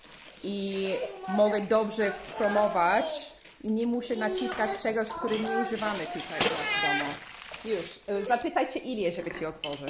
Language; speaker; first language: Polish; non-native, learner; English